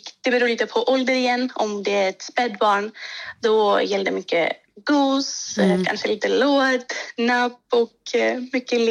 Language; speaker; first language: Swedish; non-native, fluent; Greek